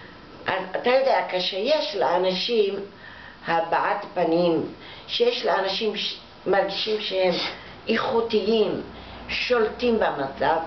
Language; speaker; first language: Hebrew; non-native, fluent; Arabic